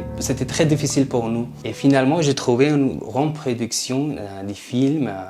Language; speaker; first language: French; non-native, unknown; Persian